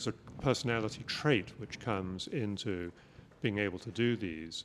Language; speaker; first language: English; native; English